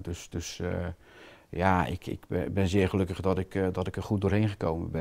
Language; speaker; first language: Dutch; native; Dutch